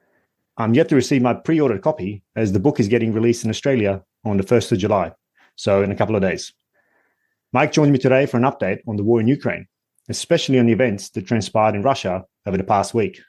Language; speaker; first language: English; native; English